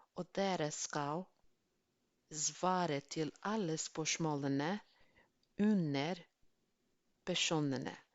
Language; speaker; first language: Norwegian; non-native, fluent; English